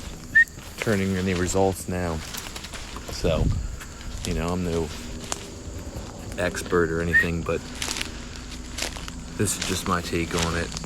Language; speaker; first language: English; native; English